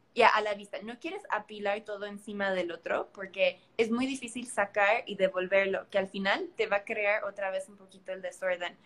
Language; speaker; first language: Spanish; early bilingual, heritage; Spanish